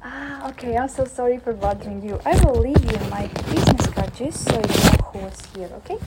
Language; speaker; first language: English; non-native, fluent; Latvian